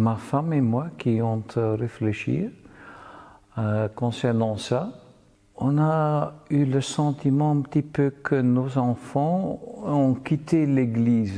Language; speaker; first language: French; non-native, fluent; Dutch